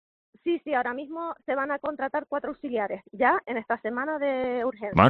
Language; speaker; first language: Spanish; native; Spanish